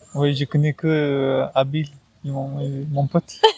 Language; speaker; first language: French; non-native, learner; Persian